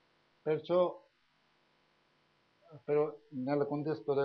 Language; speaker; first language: Italian; non-native, learner; Tibetan